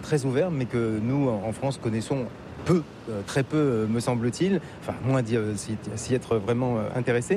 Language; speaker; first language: French; native; French